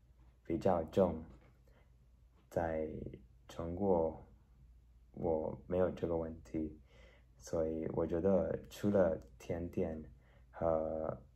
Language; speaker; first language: Chinese; non-native, learner; Spanish